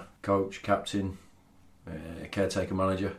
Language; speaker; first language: English; native; English